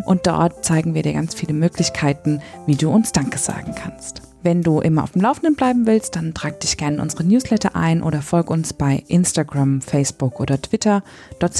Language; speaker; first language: German; native; German